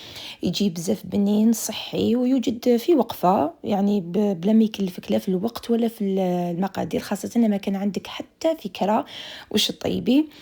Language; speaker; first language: Arabic; native; Arabic